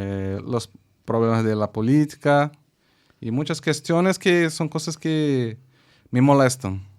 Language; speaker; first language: Spanish; non-native, fluent; Portuguese